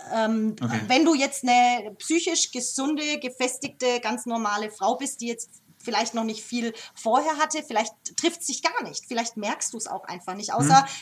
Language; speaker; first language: German; native; German